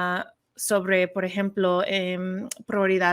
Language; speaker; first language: Spanish; non-native, learner; English